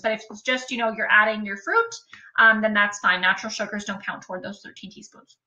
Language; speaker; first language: English; native; English